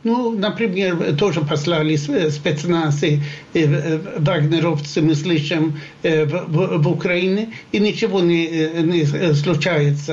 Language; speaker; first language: Russian; non-native, fluent; Swedish